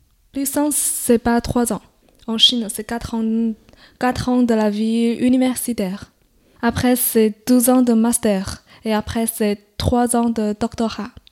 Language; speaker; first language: French; non-native, fluent; Chinese